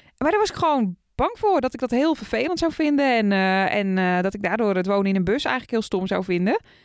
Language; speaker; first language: Dutch; native; Dutch